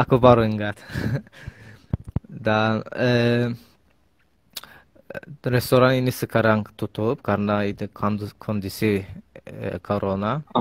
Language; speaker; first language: Indonesian; non-native, learner; Azerbaijani